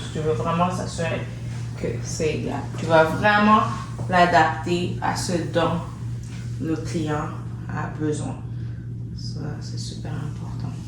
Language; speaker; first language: French; native; French